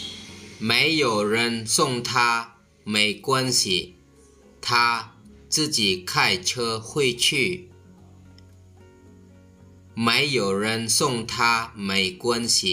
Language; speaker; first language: Chinese; non-native, fluent; Lao